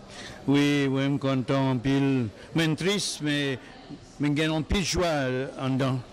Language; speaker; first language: Haitian Creole; non-native, learner; English